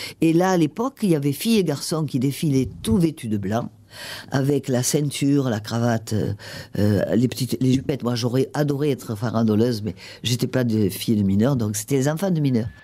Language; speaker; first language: French; native; French